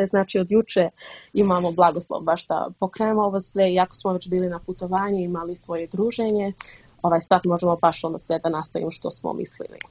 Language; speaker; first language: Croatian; early bilingual, heritage; Dutch